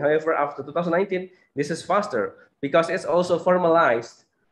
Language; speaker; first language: English; non-native, fluent; Indonesian